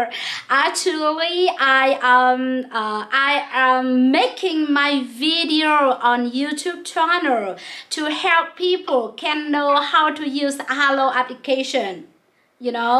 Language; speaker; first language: English; non-native, local second language; Vietnamese